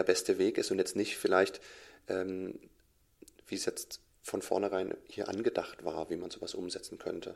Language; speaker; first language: German; native; German